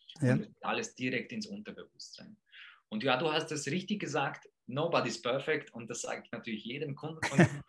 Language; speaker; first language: German; early bilingual, other home language; Polish